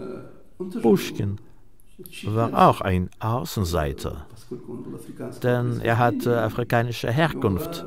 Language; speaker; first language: German; non-native, fluent; Russian